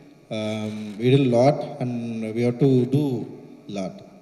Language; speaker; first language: English; non-native, local second language; Tamil